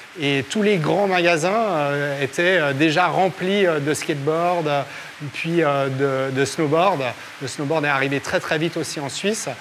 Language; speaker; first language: French; native; French